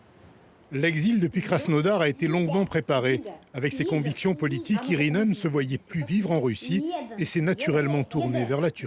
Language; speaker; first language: French; native; French